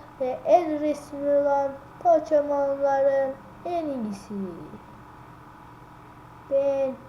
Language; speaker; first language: Turkish; non-native, learner; Azerbaijani